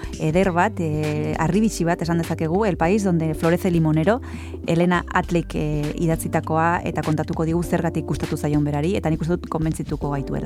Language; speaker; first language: Basque; native; Basque